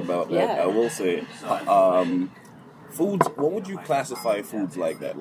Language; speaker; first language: English; non-native, local second language; Jamaican Creole English